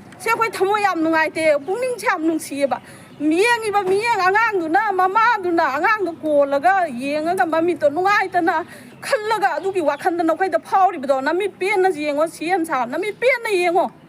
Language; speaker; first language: Manipuri; native; Manipuri